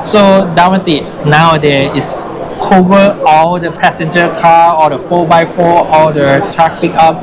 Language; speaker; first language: English; non-native, learner; Thai